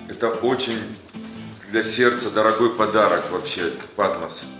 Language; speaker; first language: Russian; native; Russian